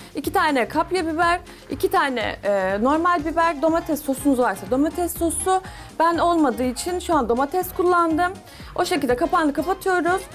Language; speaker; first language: Turkish; native; Turkish